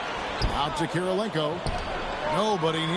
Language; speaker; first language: English; native; English